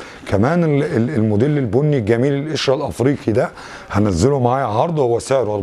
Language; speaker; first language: Arabic; native; Arabic